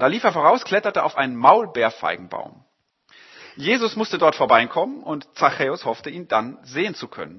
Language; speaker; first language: German; native; German